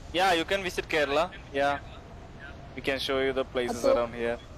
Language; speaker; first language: Hindi; non-native, local second language; Malayalam